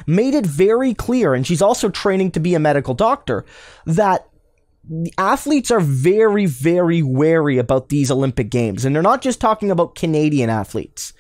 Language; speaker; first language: English; native; English